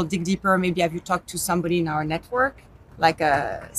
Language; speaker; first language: English; non-native, fluent; French